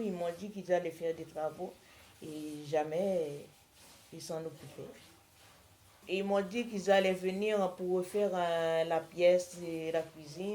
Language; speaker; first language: French; non-native, learner; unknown